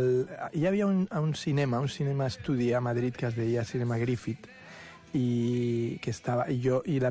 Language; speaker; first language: Catalan; non-native, local second language; Spanish